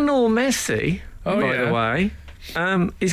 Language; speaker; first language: English; native; English